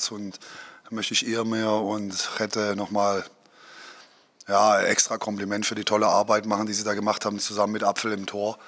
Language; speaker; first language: German; native; German